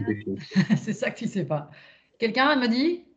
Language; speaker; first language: French; native; French